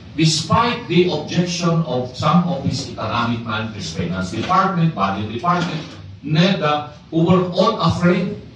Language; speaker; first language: English; non-native, local second language; Filipino